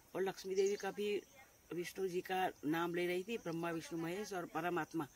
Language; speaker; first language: Hindi; non-native, local second language; Gujarati